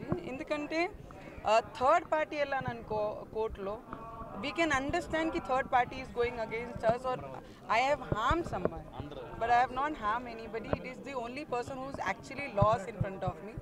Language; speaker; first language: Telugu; non-native, learner; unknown